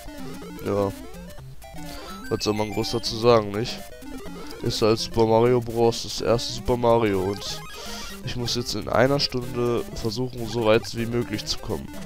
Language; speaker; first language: German; native; German